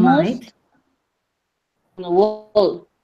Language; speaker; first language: English; non-native, learner; Spanish